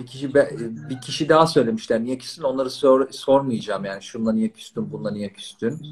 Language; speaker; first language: Turkish; native; Turkish